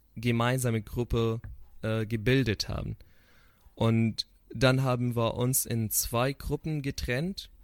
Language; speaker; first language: German; non-native, fluent; Arabic